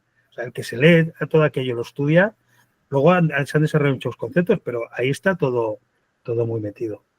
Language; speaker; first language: Spanish; native; Spanish